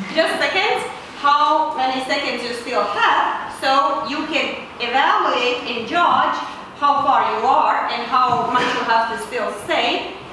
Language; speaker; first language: English; non-native, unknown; Latvian